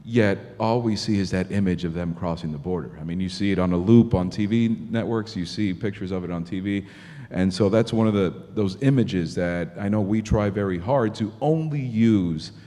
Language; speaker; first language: English; native; English